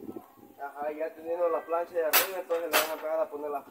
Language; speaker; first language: Spanish; native; Spanish